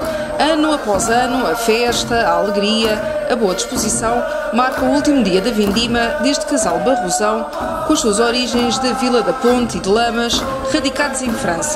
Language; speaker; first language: Portuguese; native; Portuguese